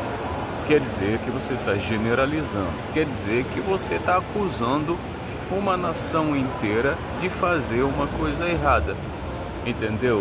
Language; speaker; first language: Portuguese; non-native, fluent; Arabic